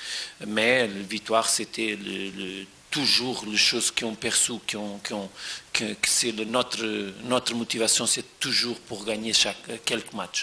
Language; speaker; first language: French; non-native, fluent; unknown